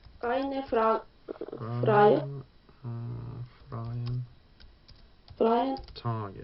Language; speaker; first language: German; non-native, learner; Ukrainian